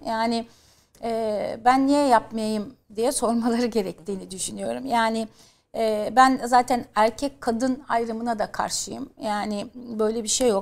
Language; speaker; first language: Turkish; native; Turkish